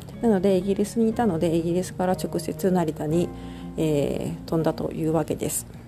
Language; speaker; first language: Japanese; native; Japanese